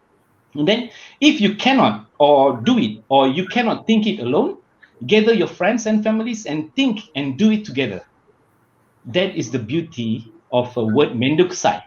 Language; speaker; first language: English; non-native, learner; Malay